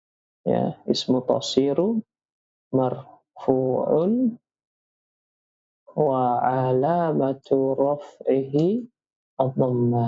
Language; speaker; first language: Arabic; non-native, fluent; Indonesian